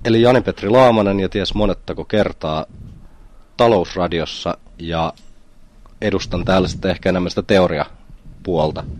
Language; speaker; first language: Finnish; native; Finnish